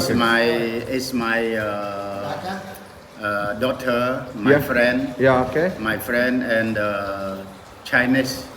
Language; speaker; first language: English; non-native, learner; Khmer